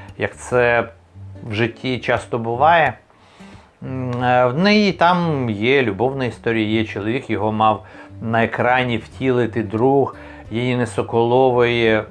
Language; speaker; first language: Ukrainian; native; Ukrainian